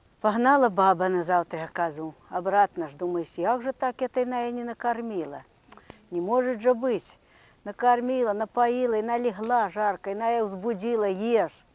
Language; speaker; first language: Ukrainian; native; Ukrainian